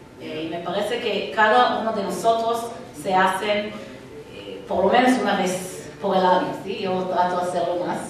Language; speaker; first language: Spanish; non-native, fluent; Hebrew